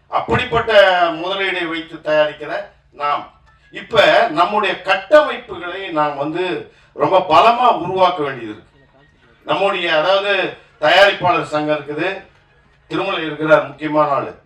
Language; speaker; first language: Tamil; native; Tamil